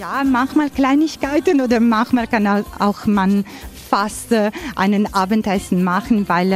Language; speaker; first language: German; non-native, fluent; Italian